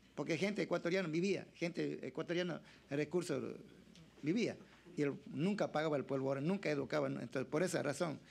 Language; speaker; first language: Spanish; non-native, local second language; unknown